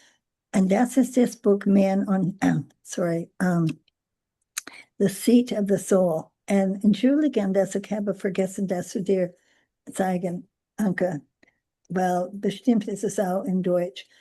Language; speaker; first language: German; non-native, learner; English